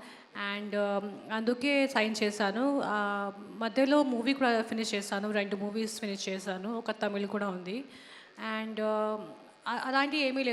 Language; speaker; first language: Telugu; non-native, fluent; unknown